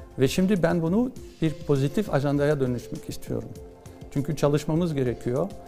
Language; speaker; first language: Turkish; non-native, fluent; French